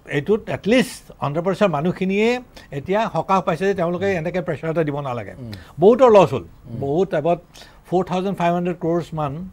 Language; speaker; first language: Assamese; native; Assamese